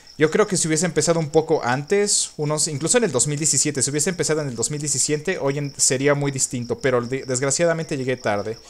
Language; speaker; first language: Spanish; native; Spanish